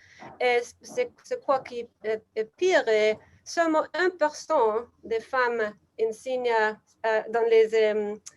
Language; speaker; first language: French; non-native, learner; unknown